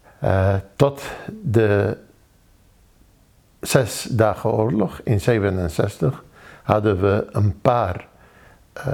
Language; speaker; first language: Dutch; non-native, fluent; Arabic